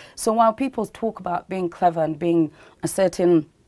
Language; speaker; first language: English; non-native, local second language; Ganda